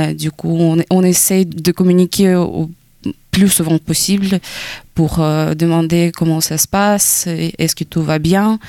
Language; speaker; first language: French; non-native, fluent; Ukrainian